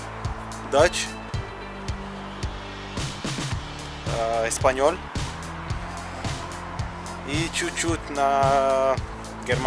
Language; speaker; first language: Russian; non-native, learner; Portuguese